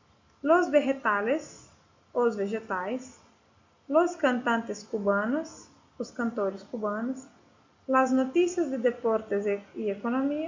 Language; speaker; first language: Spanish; non-native, fluent; Portuguese